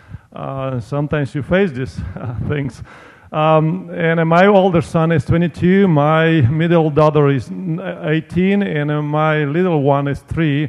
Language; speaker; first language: English; non-native, fluent; Romanian